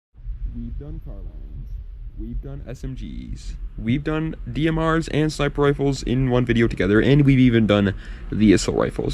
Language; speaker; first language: English; native; English